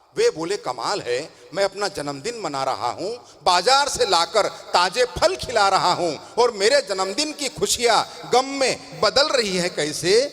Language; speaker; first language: Hindi; non-native, local second language; Tamil